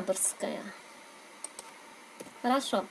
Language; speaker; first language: Russian; non-native, fluent; Vietnamese